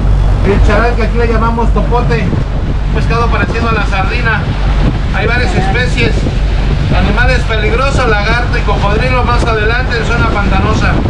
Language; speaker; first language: Spanish; native; Spanish